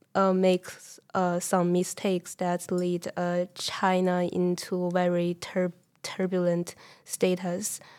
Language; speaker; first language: English; non-native, fluent; Chinese